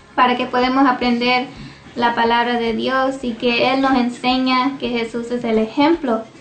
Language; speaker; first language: Spanish; early bilingual, heritage; Spanish